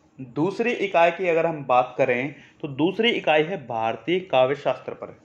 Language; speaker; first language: Hindi; native; Hindi